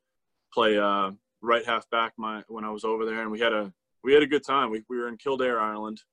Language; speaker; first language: English; native; English